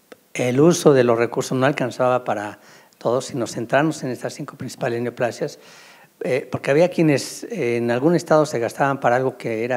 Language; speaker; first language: Spanish; native; Spanish